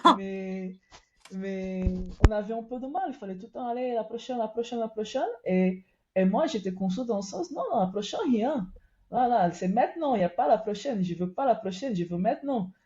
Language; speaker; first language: French; non-native, fluent; Portuguese